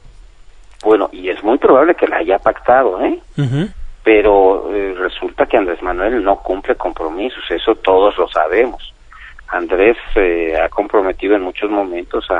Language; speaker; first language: Spanish; native; Spanish